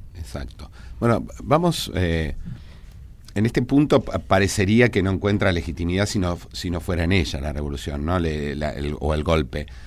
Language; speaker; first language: Spanish; native; Spanish